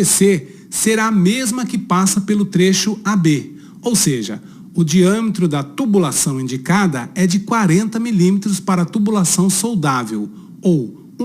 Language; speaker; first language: Portuguese; native; Portuguese